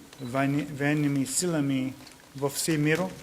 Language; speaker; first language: Ukrainian; non-native, learner; English